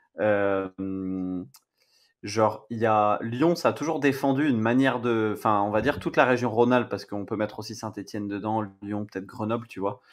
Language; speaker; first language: French; native; French